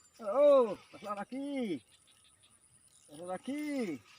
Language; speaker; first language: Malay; non-native, local second language; Javanese